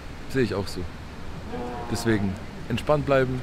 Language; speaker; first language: German; native; German